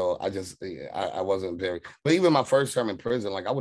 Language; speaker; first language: English; native; English